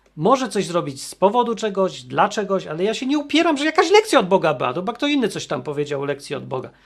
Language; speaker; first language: Polish; native; Polish